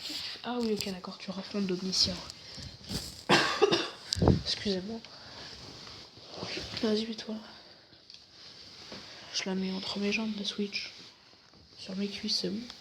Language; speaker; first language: French; native; French